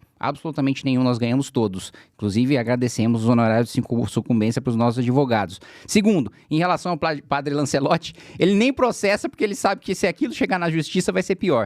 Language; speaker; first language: Portuguese; native; Portuguese